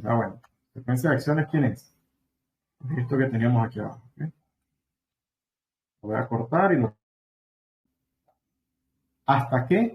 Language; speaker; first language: Spanish; native; Spanish